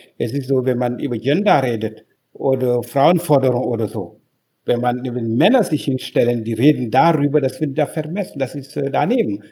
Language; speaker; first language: German; non-native, fluent; Wolof